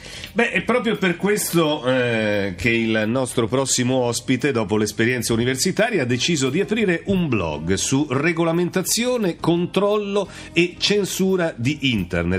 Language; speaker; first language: Italian; native; Italian